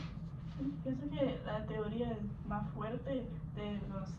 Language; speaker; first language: Spanish; non-native, learner; English